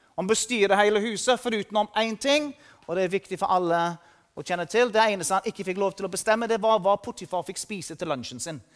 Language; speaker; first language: Norwegian; non-native, fluent; English